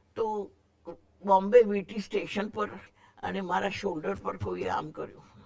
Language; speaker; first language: Gujarati; non-native, local second language; Marathi